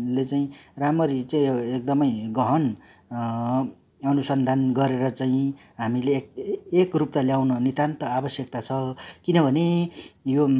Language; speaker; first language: Nepali; non-native, local second language; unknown